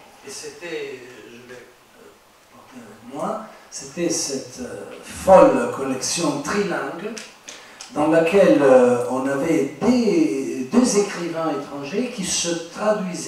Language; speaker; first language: French; non-native, fluent; Italian